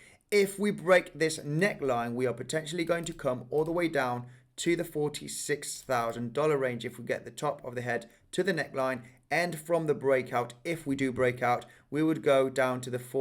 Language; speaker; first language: English; native; English